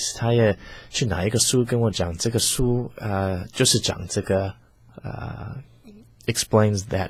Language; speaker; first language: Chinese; early bilingual, heritage; English